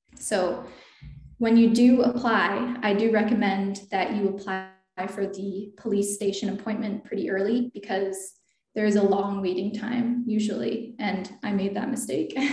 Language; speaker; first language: English; native; English